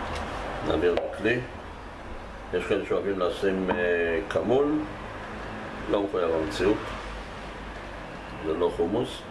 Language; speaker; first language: Hebrew; native; Hebrew